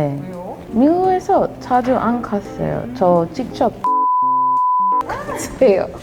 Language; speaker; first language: Korean; non-native, learner; English